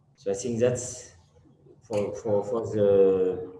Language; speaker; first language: English; non-native, fluent; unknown